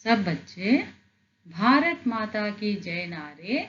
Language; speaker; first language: Hindi; non-native, local second language; Telugu